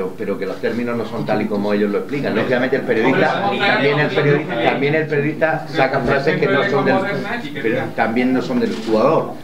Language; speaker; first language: Spanish; native; Spanish